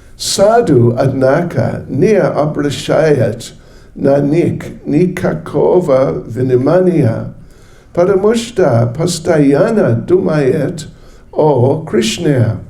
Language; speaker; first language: Russian; non-native, learner; English